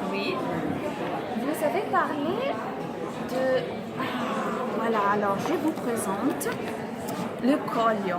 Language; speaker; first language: French; non-native, fluent; Italian